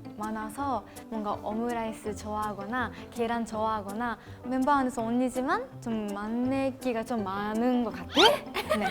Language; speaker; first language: Korean; non-native, fluent; Japanese